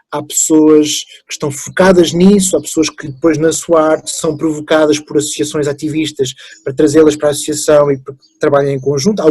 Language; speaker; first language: Portuguese; early bilingual, other home language; French